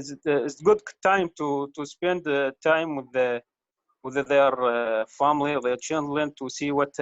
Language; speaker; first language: English; non-native, local second language; Arabic